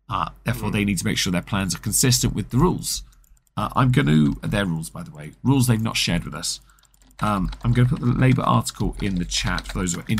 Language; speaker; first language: English; native; English